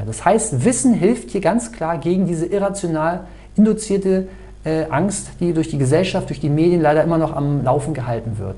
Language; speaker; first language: German; native; German